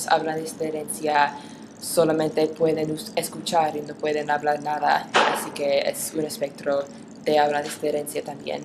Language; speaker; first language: Spanish; non-native, learner; English